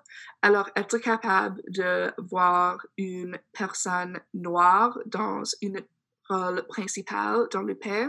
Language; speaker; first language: French; non-native, fluent; English